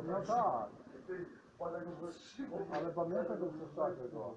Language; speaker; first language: Polish; non-native, learner; Slovenian